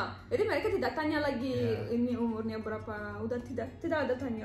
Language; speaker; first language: Indonesian; non-native, learner; Turkish